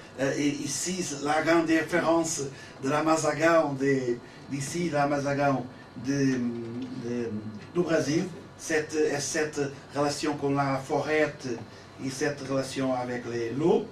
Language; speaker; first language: French; non-native, learner; Portuguese